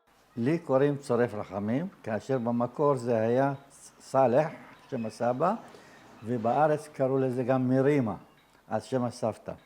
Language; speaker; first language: Hebrew; early bilingual, other home language; Arabic